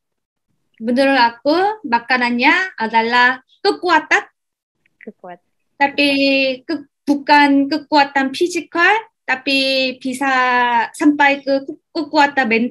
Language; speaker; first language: Indonesian; non-native, learner; Korean